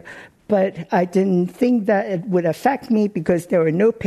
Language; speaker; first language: English; non-native, local second language; Cantonese